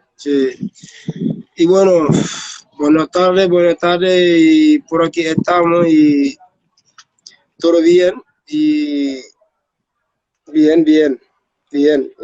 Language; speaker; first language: Spanish; non-native, learner; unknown